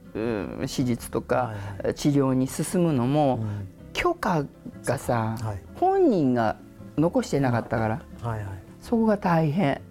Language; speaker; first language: Japanese; native; Japanese